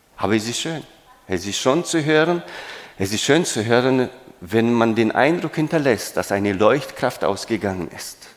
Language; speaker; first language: German; non-native, fluent; Romanian